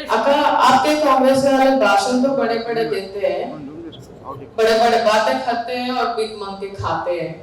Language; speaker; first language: Hindi; non-native, local second language; Telugu